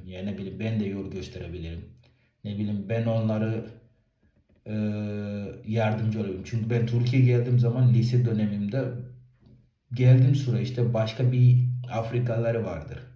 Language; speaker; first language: Turkish; non-native, fluent; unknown